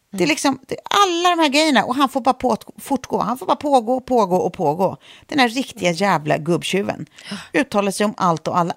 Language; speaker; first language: Swedish; native; Swedish